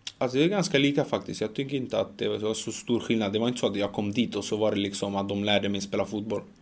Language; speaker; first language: Swedish; early bilingual, other home language; Macedonian